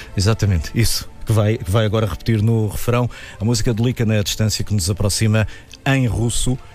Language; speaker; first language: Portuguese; native; Portuguese